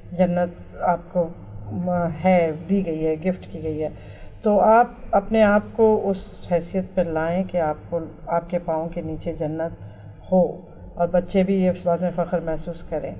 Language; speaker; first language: Urdu; native; Urdu